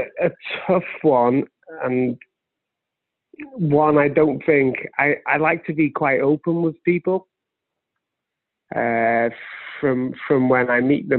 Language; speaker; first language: English; native; English